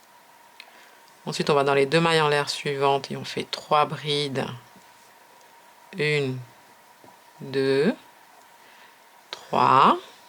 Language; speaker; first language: French; native; French